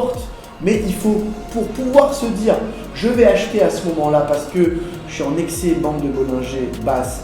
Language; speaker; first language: French; native; French